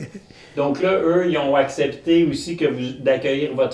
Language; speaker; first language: French; native; French